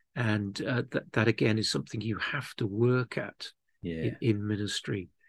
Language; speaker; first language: English; native; English